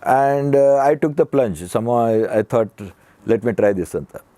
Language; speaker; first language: English; non-native, local second language; Kannada